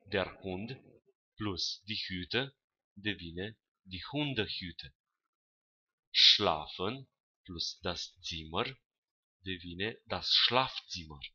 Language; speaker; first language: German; non-native, fluent; Romanian